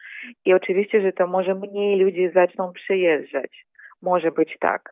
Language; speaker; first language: Polish; non-native, learner; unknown